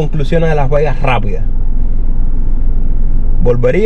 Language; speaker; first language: Spanish; native; Spanish